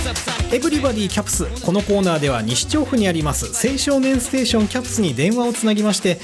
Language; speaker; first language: Japanese; native; Japanese